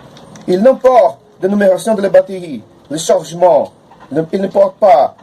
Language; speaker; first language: French; non-native, learner; Portuguese